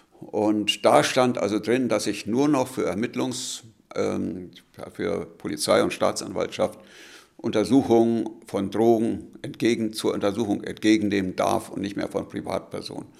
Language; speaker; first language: German; native; German